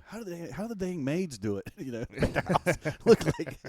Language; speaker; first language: English; native; English